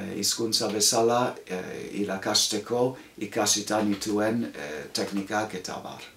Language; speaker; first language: Basque; non-native, fluent; English